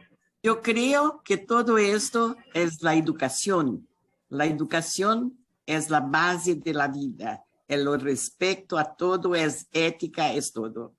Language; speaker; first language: Spanish; non-native, learner; Portuguese